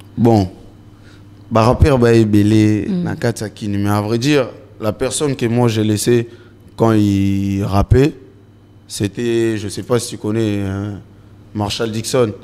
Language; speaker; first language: French; non-native, local second language; Lingala